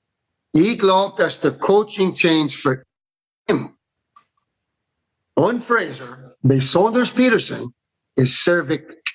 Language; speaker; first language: German; non-native, learner; English